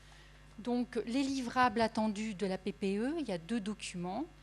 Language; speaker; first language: French; native; French